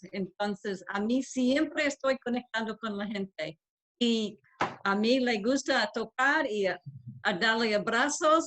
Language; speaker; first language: Spanish; non-native, learner; English